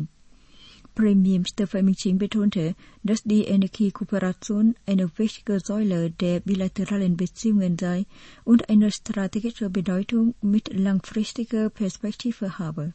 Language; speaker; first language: German; non-native, fluent; Vietnamese